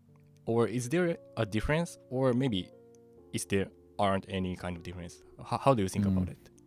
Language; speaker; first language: English; non-native, fluent; Japanese